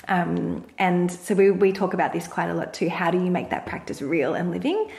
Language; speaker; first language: English; native; English